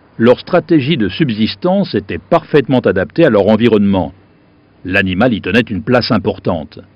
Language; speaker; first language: French; native; French